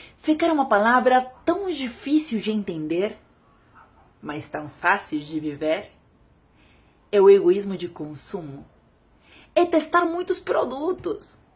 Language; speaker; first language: Portuguese; non-native, fluent; Spanish